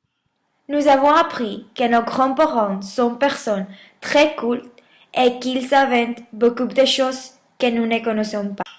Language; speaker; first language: French; non-native, learner; Spanish